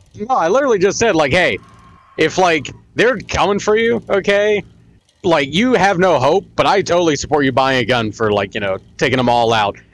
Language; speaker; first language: English; native; English